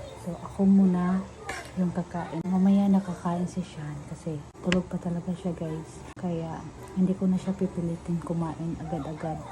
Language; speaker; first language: Filipino; non-native, local second language; Cebuano